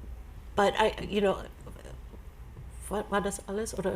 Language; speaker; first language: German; non-native, fluent; English